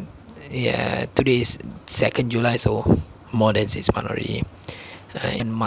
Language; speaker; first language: English; non-native, local second language; Malay